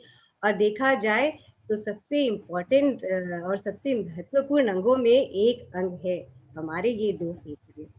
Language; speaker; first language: Hindi; native; Hindi